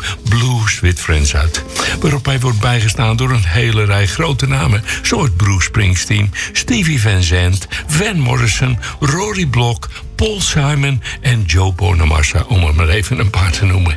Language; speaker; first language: Dutch; native; Dutch